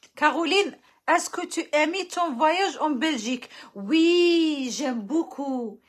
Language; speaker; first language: French; non-native, learner; Arabic